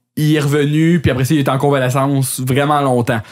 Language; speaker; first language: French; native; French